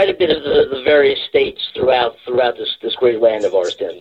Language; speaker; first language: English; native; English